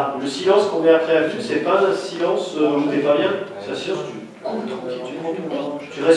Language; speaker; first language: French; native; French